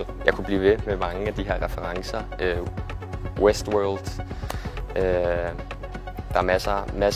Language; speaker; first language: Danish; native; Danish